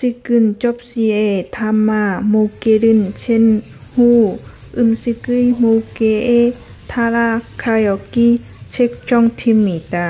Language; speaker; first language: Korean; non-native, learner; Lao